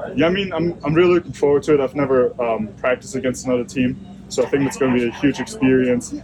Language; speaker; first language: English; non-native, fluent; German